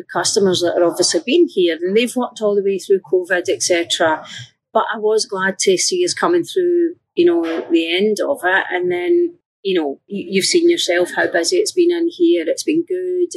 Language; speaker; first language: English; native; English